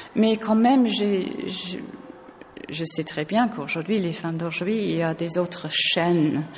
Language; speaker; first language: French; non-native, fluent; English